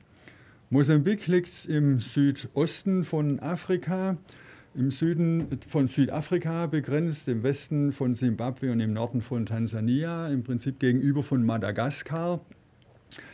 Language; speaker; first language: German; native; German